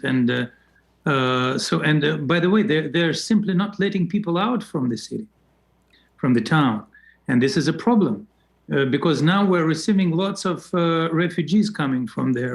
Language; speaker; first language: English; non-native, fluent; Russian